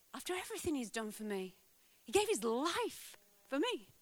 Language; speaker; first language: English; native; English